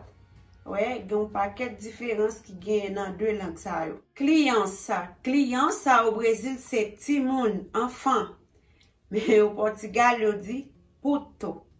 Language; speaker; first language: French; non-native, local second language; Haitian Creole